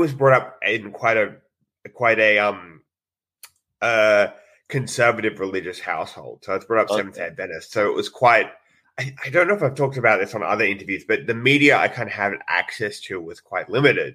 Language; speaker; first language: English; native; English